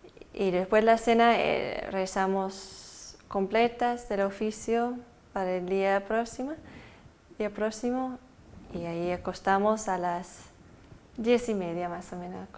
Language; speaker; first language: Spanish; early bilingual, heritage; Spanish